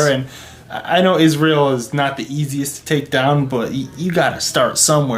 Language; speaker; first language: English; native; English